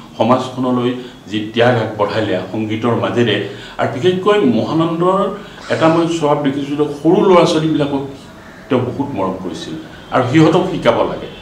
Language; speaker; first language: Assamese; native; Assamese